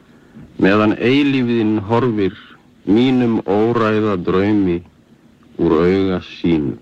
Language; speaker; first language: Icelandic; native; Icelandic